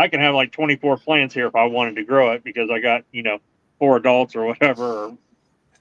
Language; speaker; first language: English; native; English